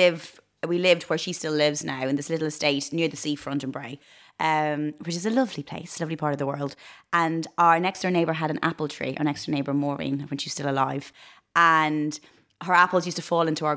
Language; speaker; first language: English; native; English